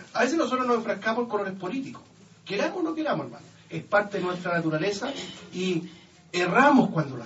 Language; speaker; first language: Spanish; native; Spanish